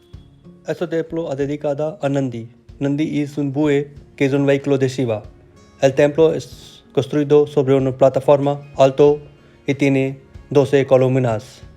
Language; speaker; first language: Spanish; non-native, learner; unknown